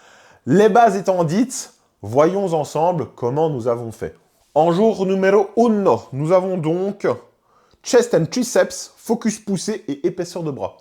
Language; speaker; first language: French; native; French